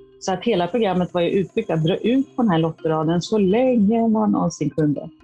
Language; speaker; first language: Swedish; native; Swedish